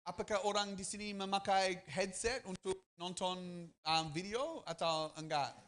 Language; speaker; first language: Indonesian; non-native, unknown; English